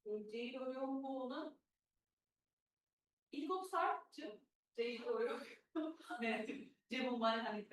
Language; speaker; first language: Korean; non-native, fluent; Turkish